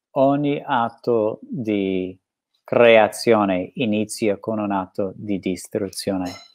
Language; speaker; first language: Italian; non-native, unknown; English